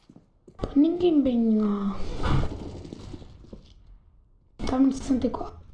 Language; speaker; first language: Portuguese; native; Portuguese